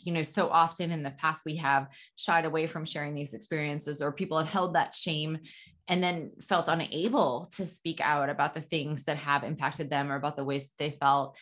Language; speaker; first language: English; native; English